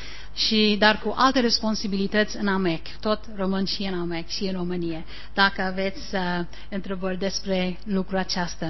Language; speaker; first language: Romanian; non-native, learner; English